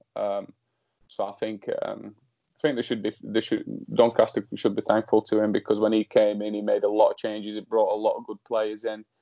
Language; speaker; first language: English; early bilingual, other home language; Slovak